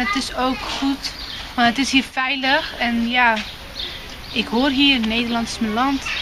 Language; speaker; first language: Dutch; early bilingual, other home language; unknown